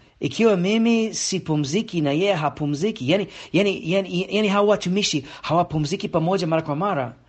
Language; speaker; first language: Swahili; non-native, fluent; English